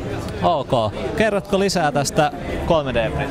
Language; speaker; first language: Finnish; native; Finnish